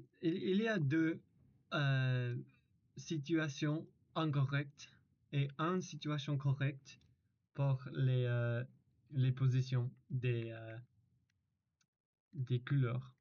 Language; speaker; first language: French; non-native, learner; English